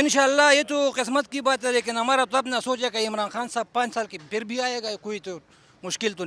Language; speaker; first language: Hindi; non-native, local second language; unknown